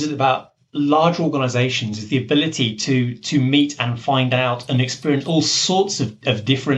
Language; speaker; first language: English; native; English